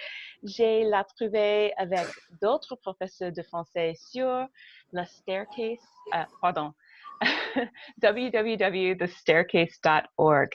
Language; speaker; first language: French; non-native, learner; English